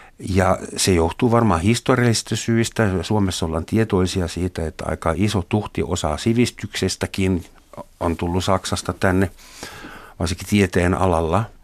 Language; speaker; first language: Finnish; non-native, fluent; German